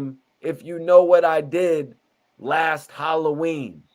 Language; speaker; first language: English; native; English